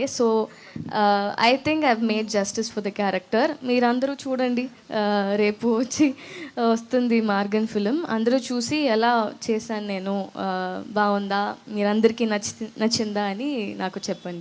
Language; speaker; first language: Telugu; non-native, learner; Tamil